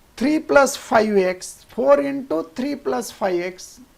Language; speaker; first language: Hindi; non-native, local second language; Marathi